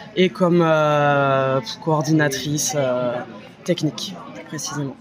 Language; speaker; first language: French; native; French